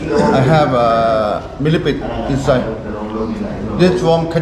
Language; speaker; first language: English; non-native, learner; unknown